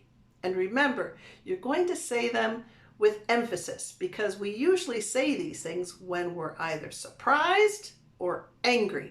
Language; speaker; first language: English; native; English